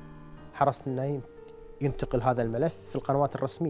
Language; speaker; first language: Arabic; native; Arabic